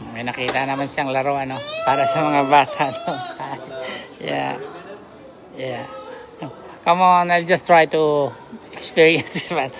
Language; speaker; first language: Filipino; native; Filipino